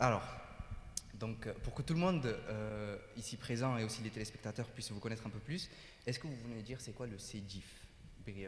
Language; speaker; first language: French; native; French